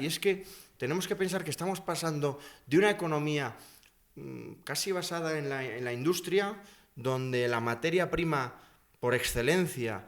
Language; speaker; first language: Spanish; native; Spanish